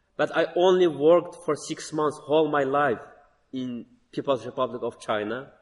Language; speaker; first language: English; non-native, learner; Uyghur